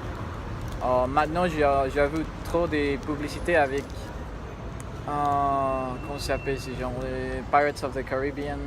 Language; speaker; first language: French; non-native, learner; Spanish